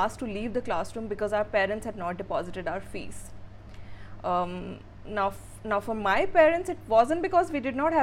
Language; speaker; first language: English; non-native, local second language; Hindi